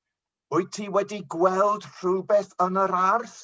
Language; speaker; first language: Welsh; non-native, local second language; English